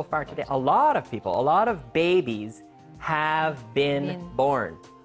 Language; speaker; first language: English; native; English